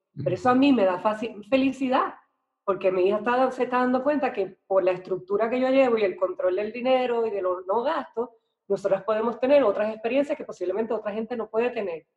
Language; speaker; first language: Spanish; native; Spanish